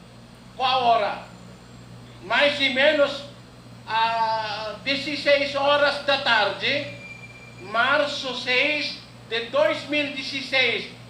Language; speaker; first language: Portuguese; non-native, learner; Filipino